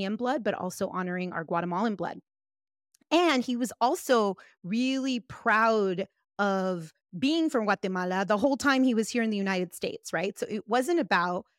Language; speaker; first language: English; early bilingual, other home language; Spanish